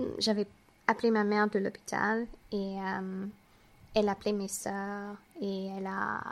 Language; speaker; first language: French; non-native, fluent; English